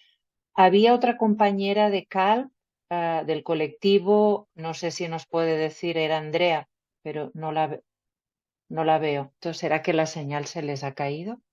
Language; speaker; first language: Spanish; native; Spanish